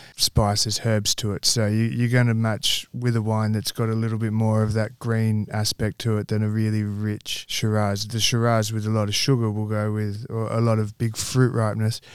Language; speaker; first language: English; native; English